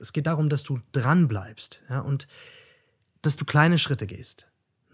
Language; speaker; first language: German; native; German